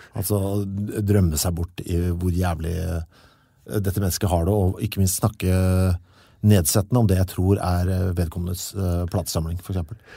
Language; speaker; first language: Norwegian; native; Norwegian